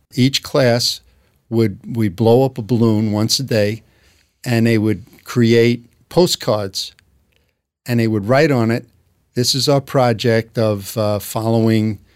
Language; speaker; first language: English; native; English